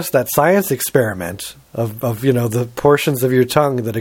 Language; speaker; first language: English; native; English